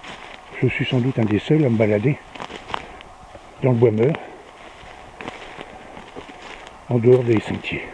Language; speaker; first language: French; native; French